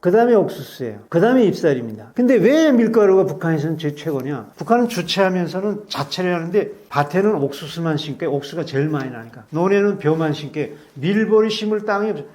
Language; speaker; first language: Korean; native; Korean